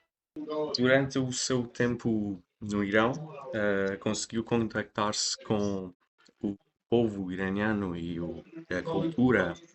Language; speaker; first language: Portuguese; non-native, fluent; Persian